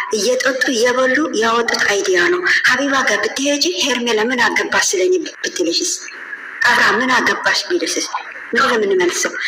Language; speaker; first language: Amharic; non-native, local second language; Tigrinya